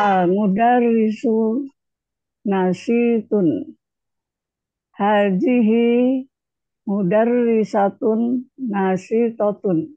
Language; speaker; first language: Arabic; non-native, learner; Indonesian